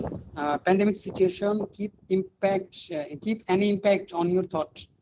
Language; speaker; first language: English; non-native, learner; Bangla